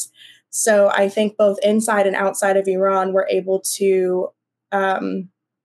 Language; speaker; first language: English; native; English